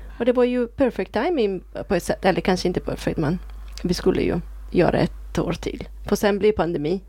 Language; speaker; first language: Swedish; non-native, fluent; Italian